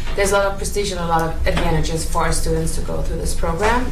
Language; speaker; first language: English; non-native, fluent; German